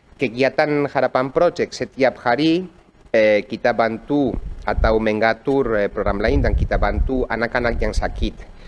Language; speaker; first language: Indonesian; non-native, fluent; Spanish